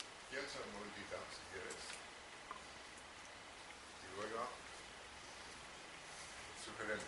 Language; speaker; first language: Spanish; non-native, fluent; English